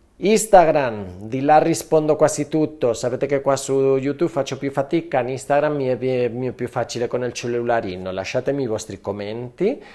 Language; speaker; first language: Italian; non-native, fluent; Spanish